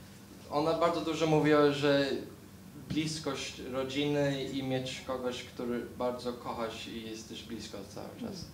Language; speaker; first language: Polish; early bilingual, heritage; Polish